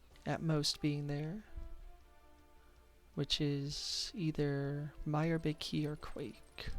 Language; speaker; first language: English; native; English